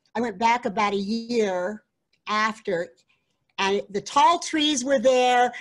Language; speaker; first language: English; native; English